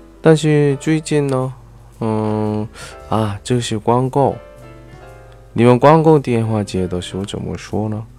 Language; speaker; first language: Chinese; non-native, learner; Korean